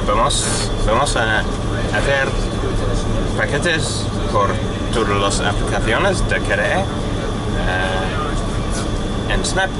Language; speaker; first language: Spanish; non-native, learner; English